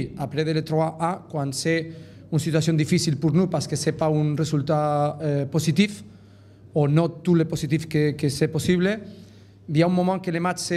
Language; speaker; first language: French; non-native, learner; Spanish